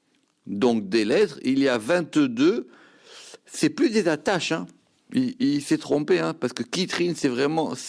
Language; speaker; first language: French; native; French